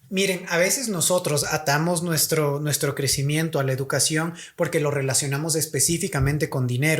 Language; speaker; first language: Spanish; native; Spanish